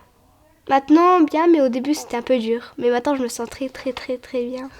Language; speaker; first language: French; early bilingual, other home language; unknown